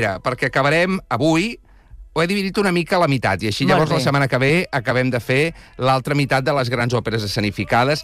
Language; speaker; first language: Catalan; native; Catalan